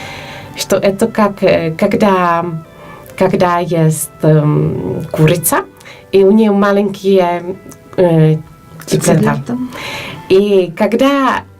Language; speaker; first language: Russian; non-native, fluent; Polish